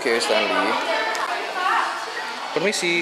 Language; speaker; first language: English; non-native, fluent; Indonesian